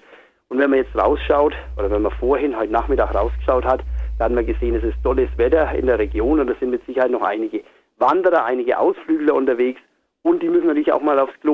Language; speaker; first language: German; native; German